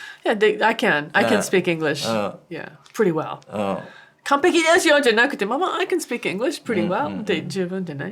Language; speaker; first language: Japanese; non-native, fluent; English